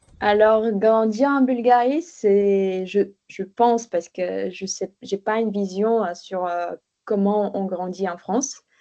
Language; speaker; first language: French; non-native, fluent; Bulgarian